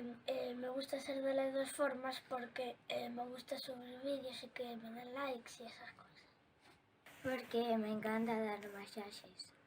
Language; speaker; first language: Spanish; non-native, local second language; Galician